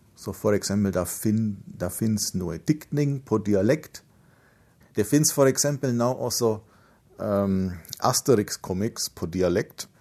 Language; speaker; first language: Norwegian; non-native, fluent; German